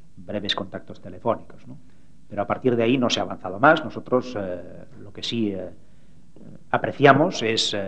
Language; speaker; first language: Spanish; non-native, local second language; Catalan